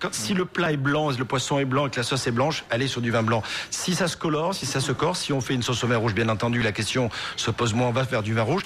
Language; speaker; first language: French; native; French